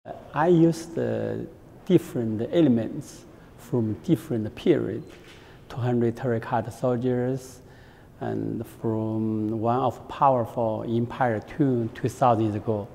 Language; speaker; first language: English; non-native, learner; Chinese